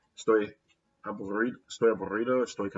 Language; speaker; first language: Spanish; non-native, fluent; English